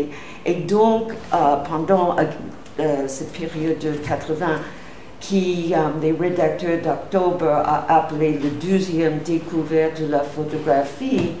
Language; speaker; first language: French; non-native, fluent; English